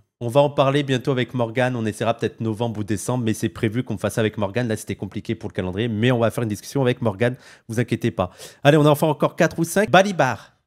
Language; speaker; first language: French; native; French